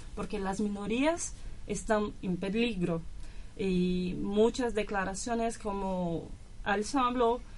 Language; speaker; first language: Spanish; non-native, learner; Portuguese